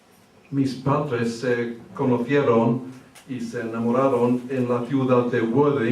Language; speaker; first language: Spanish; early bilingual, heritage; English